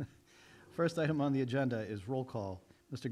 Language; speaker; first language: English; native; English